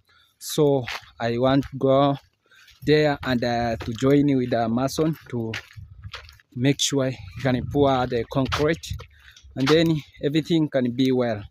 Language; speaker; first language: English; non-native, learner; Swahili